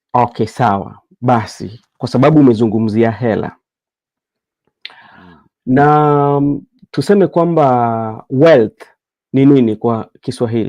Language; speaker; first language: Swahili; non-native, local second language; Luo (Kenya and Tanzania)